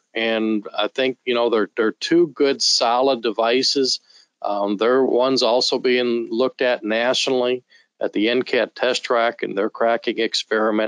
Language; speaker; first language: English; native; English